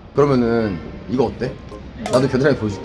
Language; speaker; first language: Korean; native; Korean